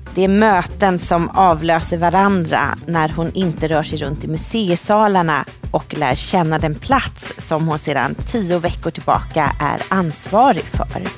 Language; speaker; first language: Swedish; native; Swedish